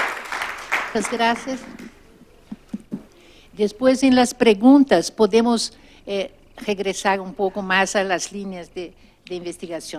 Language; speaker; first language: Spanish; non-native, fluent; Portuguese